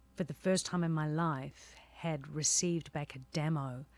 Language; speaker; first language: English; native; English